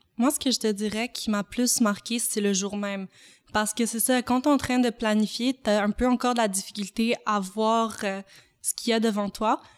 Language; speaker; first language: French; native; French